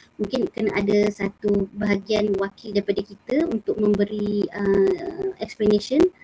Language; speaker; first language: Malay; native; Malay